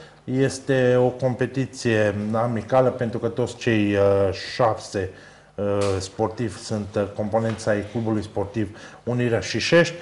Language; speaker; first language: Romanian; native; Romanian